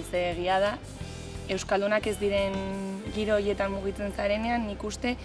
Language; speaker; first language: Basque; native; Basque